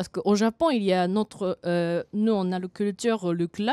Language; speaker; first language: French; non-native, fluent; Japanese